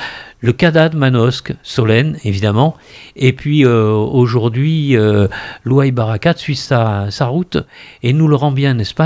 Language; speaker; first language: French; native; French